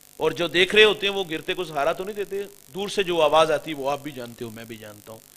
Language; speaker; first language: Urdu; non-native, local second language; Punjabi